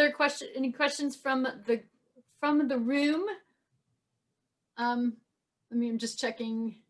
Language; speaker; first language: English; native; English